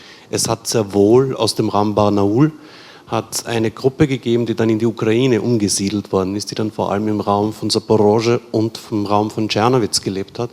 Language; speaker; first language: German; native; German